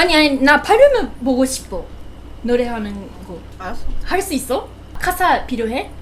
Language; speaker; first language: Korean; non-native, fluent; Chinese